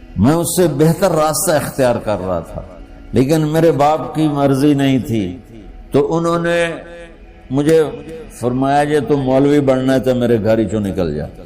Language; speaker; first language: Urdu; non-native, local second language; Punjabi